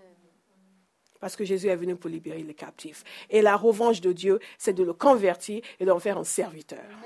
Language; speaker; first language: French; non-native, fluent; English